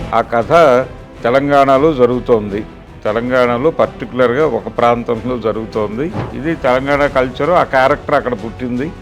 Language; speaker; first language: Telugu; native; Telugu